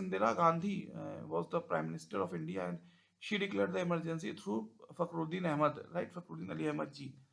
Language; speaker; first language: English; non-native, local second language; Hindi